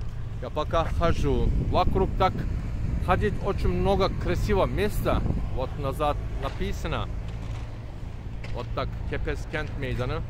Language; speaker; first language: Russian; non-native, learner; Turkish